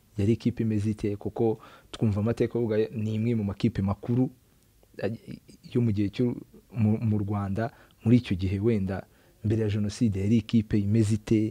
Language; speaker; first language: Kinyarwanda; native; Kinyarwanda